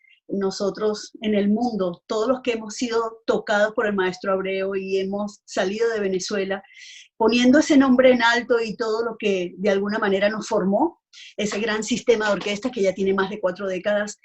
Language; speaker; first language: Spanish; native; Spanish